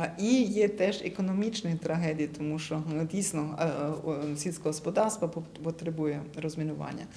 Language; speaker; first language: Ukrainian; non-native, fluent; German